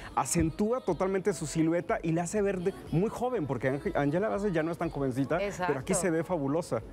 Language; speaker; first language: Spanish; native; Spanish